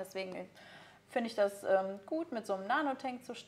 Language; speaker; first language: German; native; German